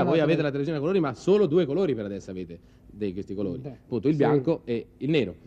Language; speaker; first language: Italian; native; Italian